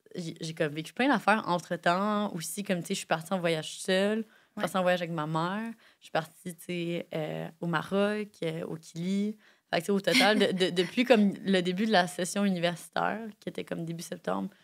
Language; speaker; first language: French; native; French